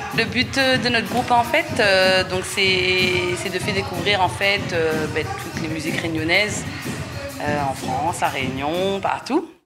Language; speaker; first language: French; non-native, local second language; Réunion Creole French